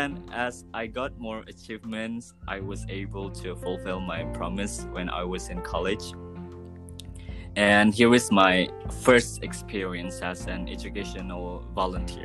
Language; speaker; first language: English; non-native, fluent; Indonesian